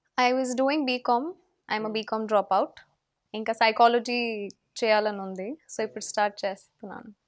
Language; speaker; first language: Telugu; non-native, fluent; Hindi